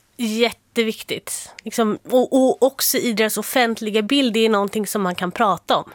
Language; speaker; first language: Swedish; native; Swedish